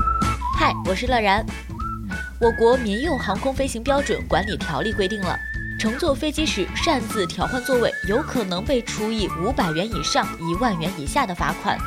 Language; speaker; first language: Chinese; native; Chinese